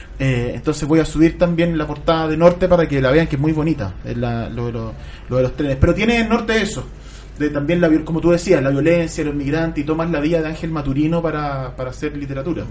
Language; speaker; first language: Spanish; native; Spanish